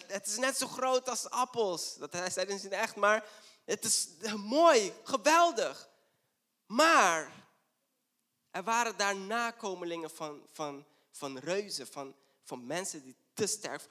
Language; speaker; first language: Dutch; non-native, fluent; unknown